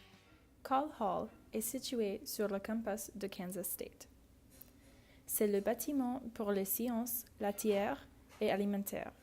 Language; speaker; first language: French; non-native, learner; English